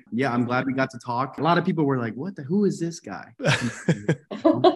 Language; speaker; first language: English; non-native, fluent; Spanish